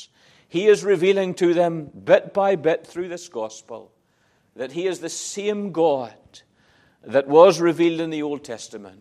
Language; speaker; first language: English; native; English